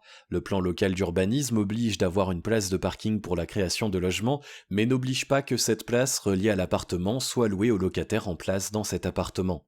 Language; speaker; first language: French; native; French